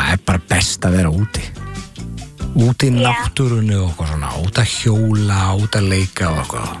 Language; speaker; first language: Icelandic; native; Icelandic